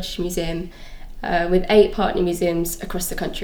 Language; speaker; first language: English; native; English